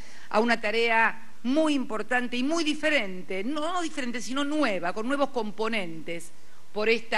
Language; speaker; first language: Spanish; native; Spanish